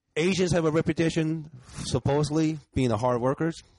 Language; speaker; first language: English; early bilingual, other home language; Japanese